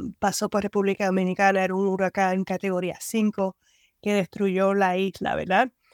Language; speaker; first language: Spanish; native; Spanish